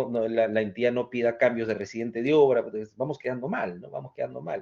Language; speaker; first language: Spanish; native; Spanish